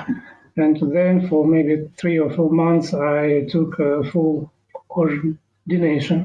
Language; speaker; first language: English; non-native, learner; Ukrainian